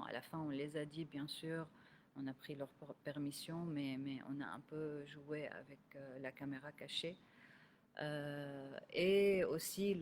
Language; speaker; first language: French; non-native, local second language; Arabic